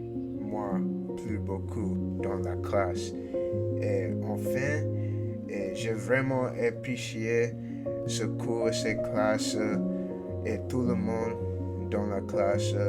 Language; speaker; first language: French; non-native, learner; English